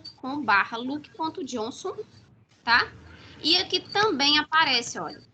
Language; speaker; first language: Portuguese; native; Portuguese